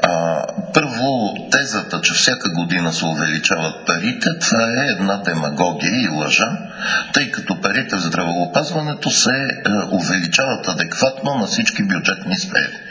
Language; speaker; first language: Bulgarian; native; Bulgarian